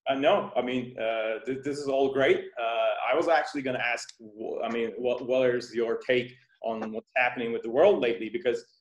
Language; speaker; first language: English; non-native, fluent; Turkish